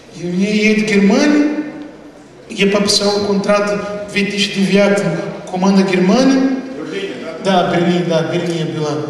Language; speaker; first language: Russian; non-native, learner; Portuguese